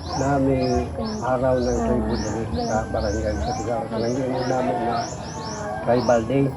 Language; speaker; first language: Cebuano; non-native, local second language; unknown